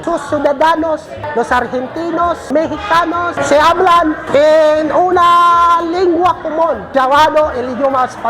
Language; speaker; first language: Spanish; non-native, fluent; Filipino